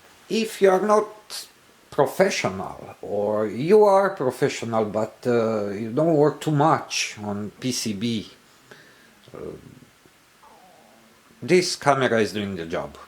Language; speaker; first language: English; non-native, learner; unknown